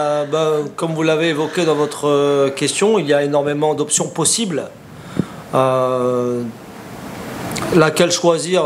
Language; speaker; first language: French; native; French